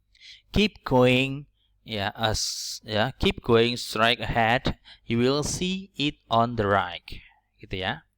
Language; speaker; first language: English; non-native, learner; Indonesian